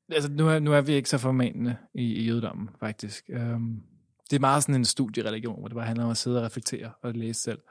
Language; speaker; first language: Danish; native; Danish